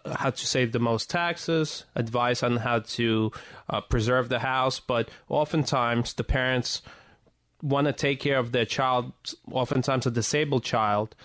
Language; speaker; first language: English; early bilingual, other home language; Russian